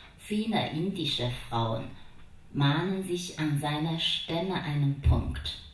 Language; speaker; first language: German; non-native, fluent; Chinese